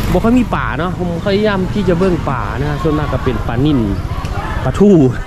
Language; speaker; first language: Thai; native; Thai